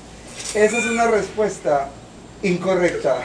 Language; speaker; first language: Spanish; native; Spanish